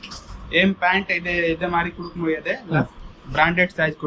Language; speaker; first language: Tamil; non-native, learner; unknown